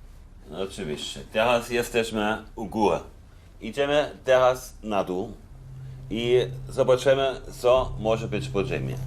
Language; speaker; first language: Polish; non-native, fluent; German